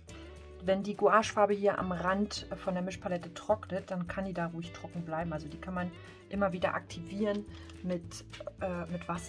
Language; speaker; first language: German; native; German